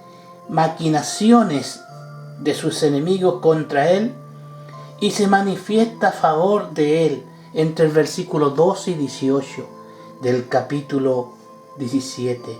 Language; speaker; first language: Spanish; native; Spanish